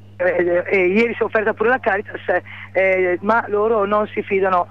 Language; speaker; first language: Italian; native; Italian